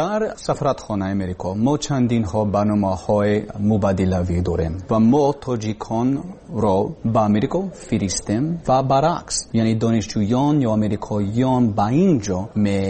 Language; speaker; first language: Persian; non-native, learner; English